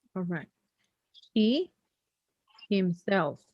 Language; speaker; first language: English; non-native, fluent; Spanish